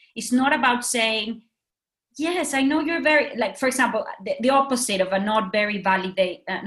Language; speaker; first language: English; non-native, fluent; Spanish